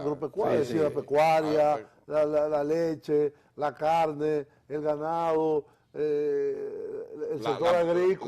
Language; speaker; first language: Spanish; native; Spanish